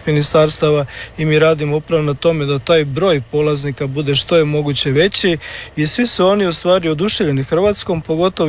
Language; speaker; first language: Serbian; native; Serbian